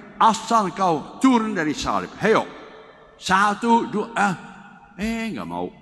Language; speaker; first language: Malay; non-native, fluent; Dutch